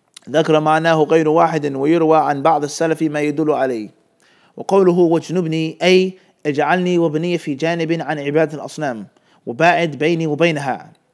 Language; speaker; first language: Arabic; non-native, fluent; English